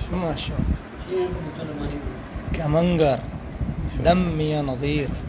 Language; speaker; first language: Arabic; non-native, learner; Urdu